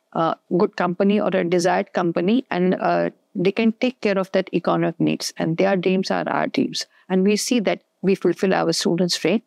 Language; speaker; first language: English; non-native, fluent; Hindi